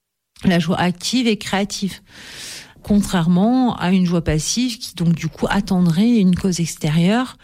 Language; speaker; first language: French; native; French